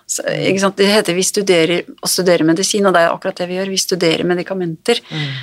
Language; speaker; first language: Norwegian; native; Norwegian